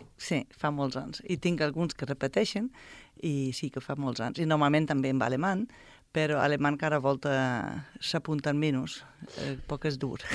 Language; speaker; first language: Catalan; non-native, fluent; German